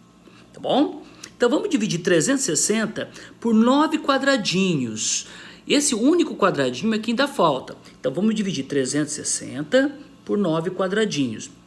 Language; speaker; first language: Portuguese; native; Portuguese